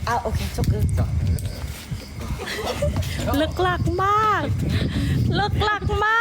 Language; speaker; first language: Thai; non-native, learner; Korean